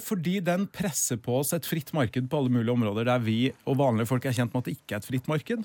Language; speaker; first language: Norwegian; native; Norwegian